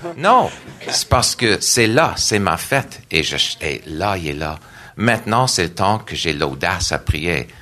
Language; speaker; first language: French; non-native, local second language; English